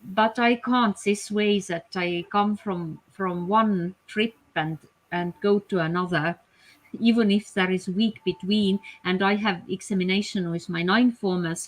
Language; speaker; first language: English; non-native, fluent; Italian